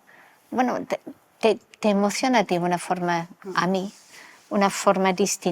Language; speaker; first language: Spanish; non-native, local second language; English